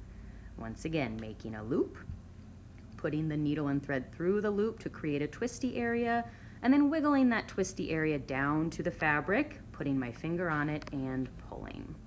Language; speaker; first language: English; native; English